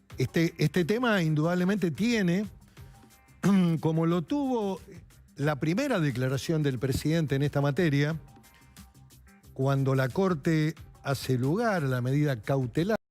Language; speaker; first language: Spanish; native; Spanish